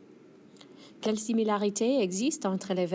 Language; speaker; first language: French; non-native, fluent; English